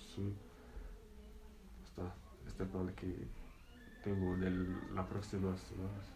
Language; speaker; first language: Spanish; non-native, learner; Arabic